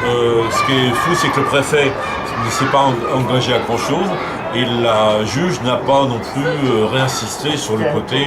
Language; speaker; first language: French; native; French